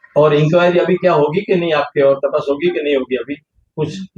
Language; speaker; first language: Hindi; non-native, local second language; Gujarati